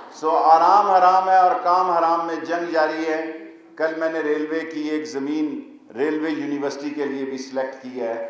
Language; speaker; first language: Urdu; non-native, local second language; Punjabi